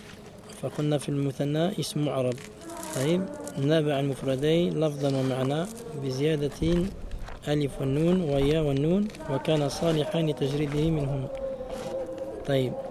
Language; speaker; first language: Arabic; early bilingual, heritage; Arabic